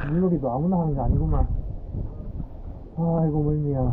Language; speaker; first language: Korean; native; Korean